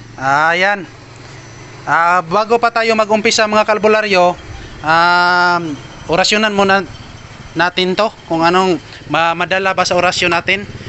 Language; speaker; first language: Filipino; native; Filipino